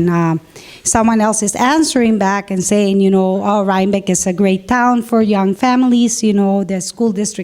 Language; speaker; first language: English; non-native, fluent; Spanish